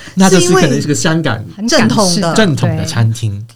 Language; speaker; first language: Chinese; non-native, fluent; Cantonese